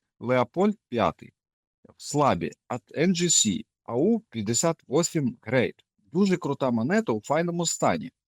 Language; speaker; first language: Ukrainian; native; Ukrainian